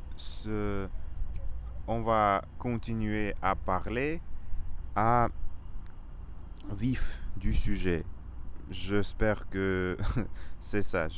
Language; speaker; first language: French; non-native, learner; Russian